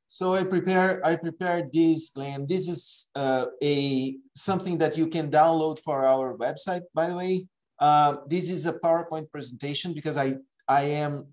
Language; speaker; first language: English; non-native, fluent; Portuguese